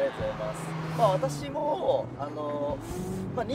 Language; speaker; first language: Japanese; native; Japanese